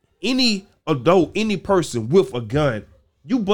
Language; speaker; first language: English; native; English